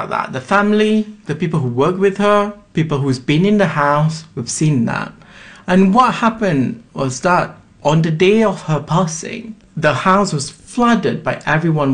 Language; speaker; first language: English; non-native, local second language; Malay